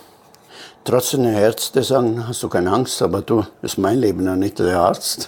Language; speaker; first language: German; non-native, fluent; Italian